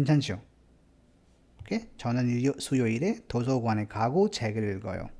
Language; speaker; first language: Korean; non-native, fluent; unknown